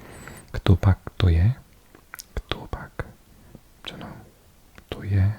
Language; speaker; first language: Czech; non-native, learner; English